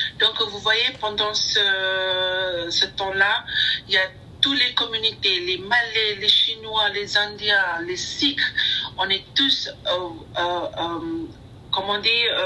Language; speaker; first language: French; non-native, learner; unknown